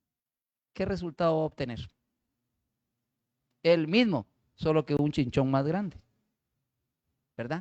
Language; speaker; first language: Spanish; native; Spanish